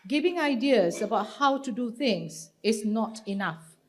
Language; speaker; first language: English; non-native, local second language; Malay